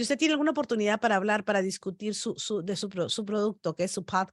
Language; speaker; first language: Spanish; native; Spanish